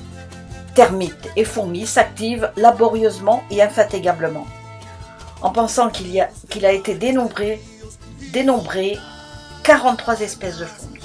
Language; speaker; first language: French; native; French